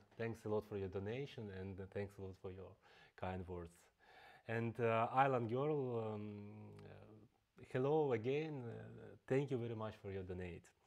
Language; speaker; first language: English; non-native, fluent; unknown